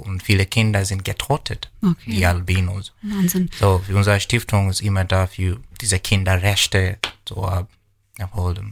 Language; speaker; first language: German; non-native, learner; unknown